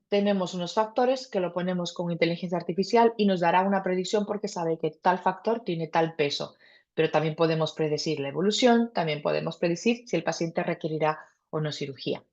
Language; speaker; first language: Spanish; native; Spanish